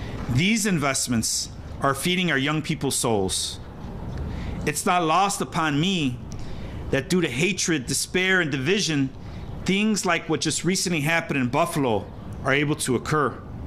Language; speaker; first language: English; early bilingual, other home language; Spanish